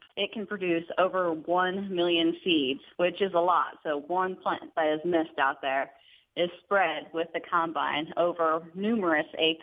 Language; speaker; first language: English; native; English